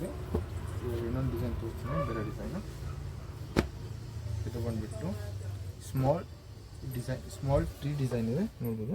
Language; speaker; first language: Kannada; non-native, local second language; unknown